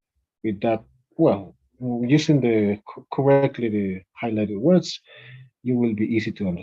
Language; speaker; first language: English; non-native, fluent; Spanish